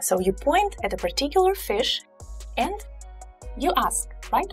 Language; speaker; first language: English; non-native, fluent; Russian